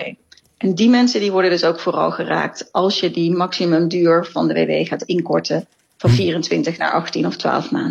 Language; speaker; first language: Dutch; native; Dutch